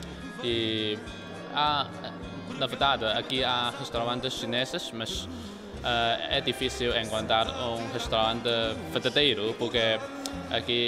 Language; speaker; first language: Portuguese; non-native, local second language; Chinese